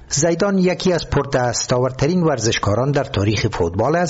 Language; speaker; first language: Persian; native; Persian